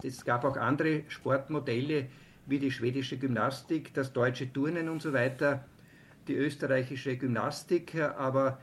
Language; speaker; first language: German; native; German